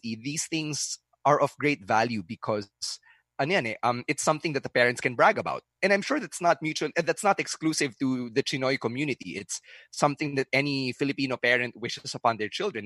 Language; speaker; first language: English; non-native, local second language; Filipino